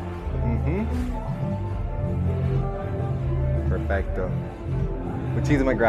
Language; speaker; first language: Spanish; non-native, learner; English